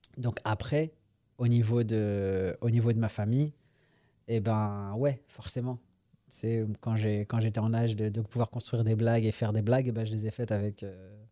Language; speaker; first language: French; native; French